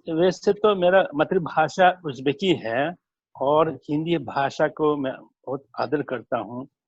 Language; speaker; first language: Hindi; non-native, fluent; Uzbek